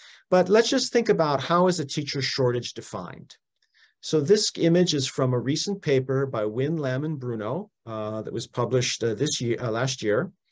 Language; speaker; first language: English; native; English